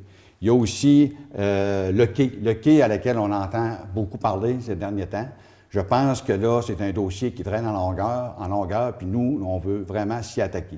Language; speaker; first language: French; native; French